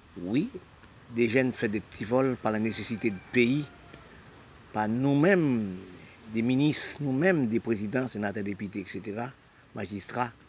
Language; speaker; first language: French; non-native, local second language; Haitian Creole